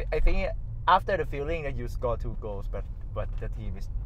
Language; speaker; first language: English; non-native, learner; Thai